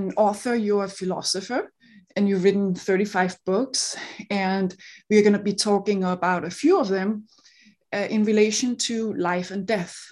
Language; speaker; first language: English; non-native, fluent; Danish